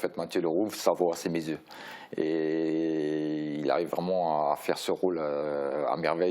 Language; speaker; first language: French; native; French